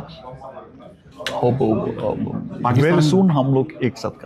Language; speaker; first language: Hindi; non-native, learner; Bangla